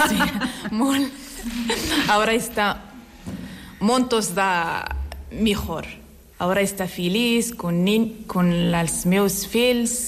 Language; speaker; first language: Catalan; non-native, learner; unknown